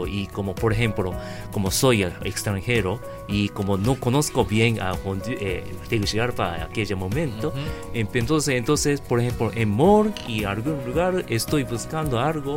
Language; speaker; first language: Spanish; non-native, learner; Japanese